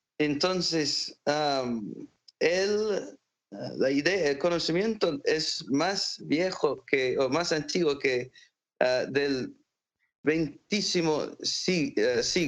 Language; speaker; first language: Spanish; non-native, fluent; English